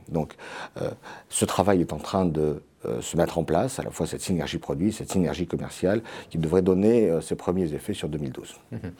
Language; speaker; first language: French; native; French